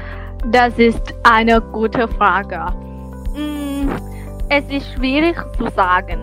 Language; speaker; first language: German; non-native, learner; Thai